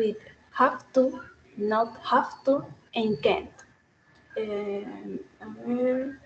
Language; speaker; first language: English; non-native, learner; Spanish